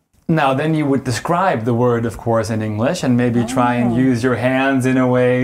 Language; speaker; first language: English; non-native, fluent; Dutch